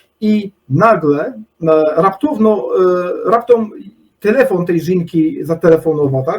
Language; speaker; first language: Polish; non-native, learner; Ukrainian